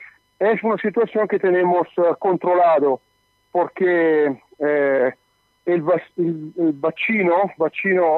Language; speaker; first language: Spanish; non-native, learner; Italian